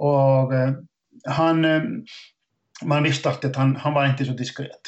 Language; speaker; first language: Swedish; non-native, fluent; Icelandic